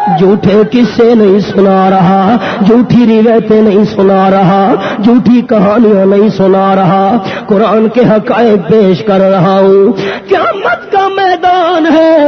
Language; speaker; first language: Urdu; non-native, local second language; Pashto